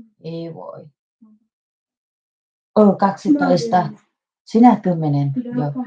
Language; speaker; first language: Finnish; non-native, learner; Thai